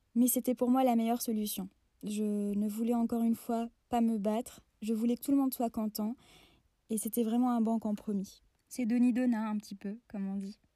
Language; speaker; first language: French; non-native, local second language; Arabic